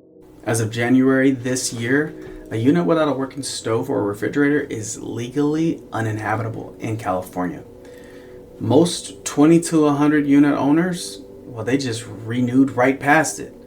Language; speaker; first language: English; native; English